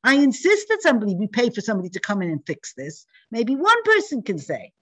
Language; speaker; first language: English; native; English